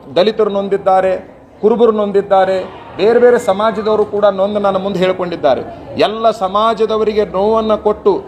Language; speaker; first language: Kannada; native; Kannada